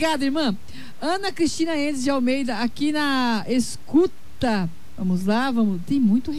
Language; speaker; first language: Portuguese; native; Portuguese